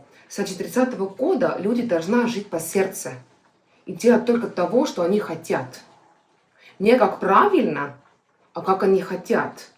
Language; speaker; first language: Russian; non-native, fluent; Estonian